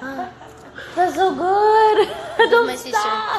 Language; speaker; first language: English; non-native, learner; Russian